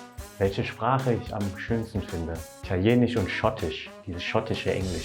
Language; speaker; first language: German; non-native, fluent; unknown